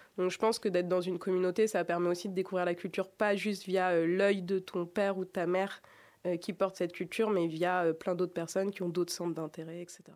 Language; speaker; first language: French; native; French